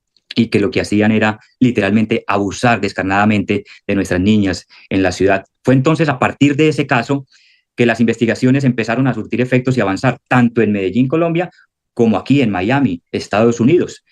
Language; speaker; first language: Spanish; native; Spanish